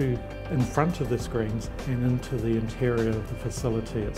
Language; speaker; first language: English; native; English